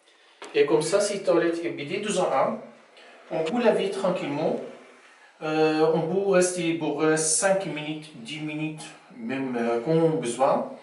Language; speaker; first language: French; non-native, fluent; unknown